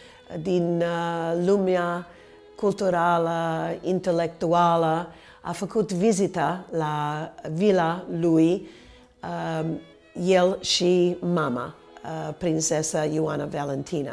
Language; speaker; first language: Romanian; early bilingual, heritage; Romanian